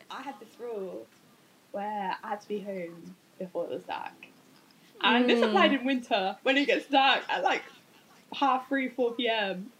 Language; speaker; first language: English; native; English